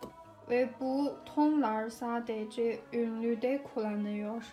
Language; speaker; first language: Turkish; non-native, learner; Chinese